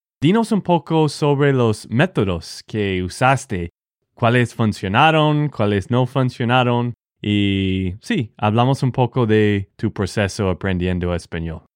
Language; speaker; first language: Spanish; non-native, fluent; English